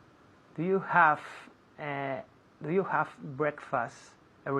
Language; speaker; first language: English; non-native, learner; Spanish